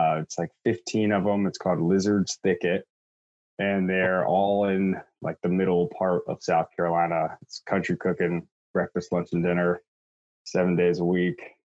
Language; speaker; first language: English; native; English